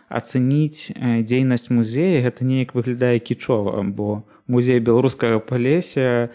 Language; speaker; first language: Belarusian; native; Belarusian